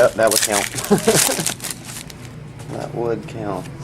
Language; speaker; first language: English; native; English